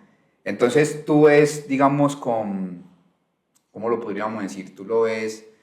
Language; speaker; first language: Spanish; native; Spanish